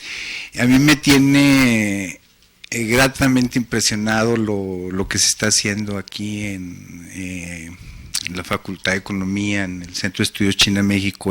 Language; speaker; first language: Spanish; native; Spanish